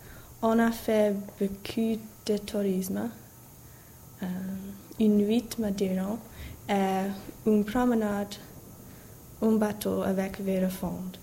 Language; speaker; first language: French; non-native, learner; English